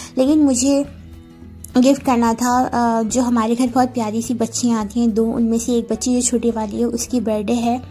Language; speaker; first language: Urdu; native; Urdu